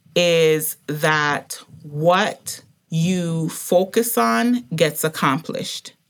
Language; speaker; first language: English; native; English